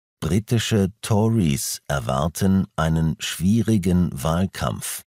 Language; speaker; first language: German; native; German